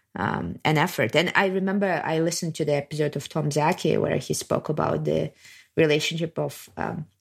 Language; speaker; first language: English; non-native, fluent; Kazakh